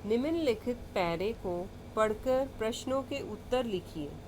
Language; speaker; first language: Hindi; non-native, local second language; Punjabi